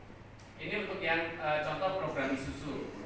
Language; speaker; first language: Indonesian; native; Indonesian